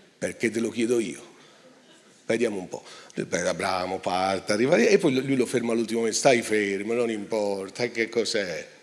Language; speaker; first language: Italian; native; Italian